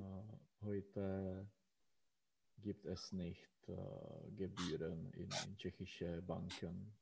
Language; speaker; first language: German; non-native, learner; Czech